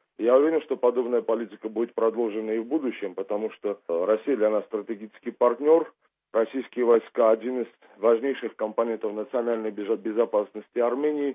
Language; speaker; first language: Russian; non-native, local second language; Armenian